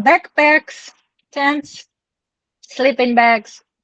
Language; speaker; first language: English; non-native, learner; Ukrainian